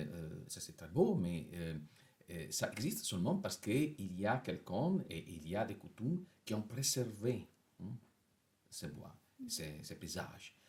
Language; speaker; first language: French; non-native, fluent; Italian